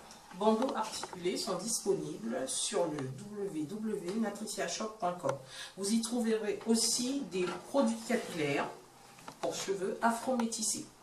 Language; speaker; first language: French; native; French